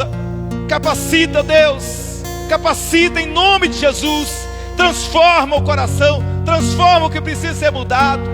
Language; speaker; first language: Portuguese; native; Portuguese